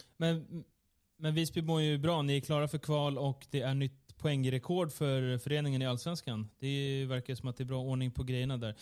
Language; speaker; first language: Swedish; native; Swedish